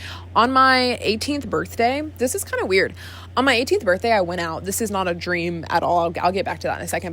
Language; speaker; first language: English; native; English